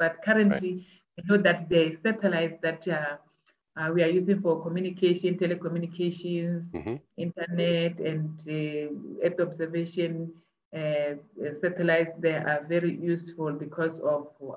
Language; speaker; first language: English; non-native, local second language; Tswana